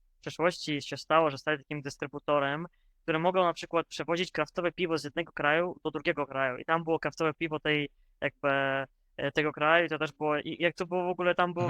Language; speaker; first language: Polish; non-native, fluent; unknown